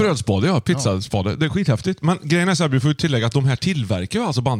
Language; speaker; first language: Swedish; native; Swedish